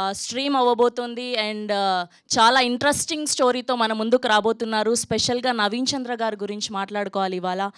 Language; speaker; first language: Telugu; native; Telugu